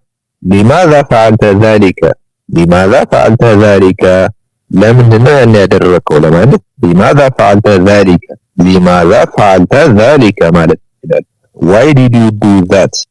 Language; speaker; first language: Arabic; non-native, learner; Amharic